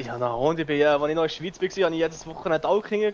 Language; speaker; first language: German; native; German